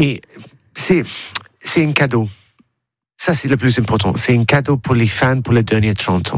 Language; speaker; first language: French; non-native, learner; English